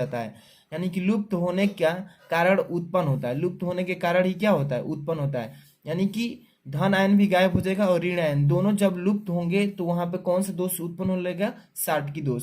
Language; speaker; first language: Hindi; native; Hindi